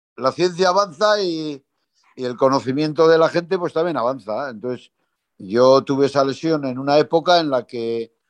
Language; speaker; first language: Spanish; native; Spanish